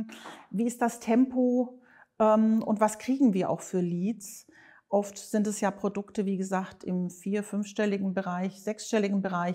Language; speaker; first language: German; native; German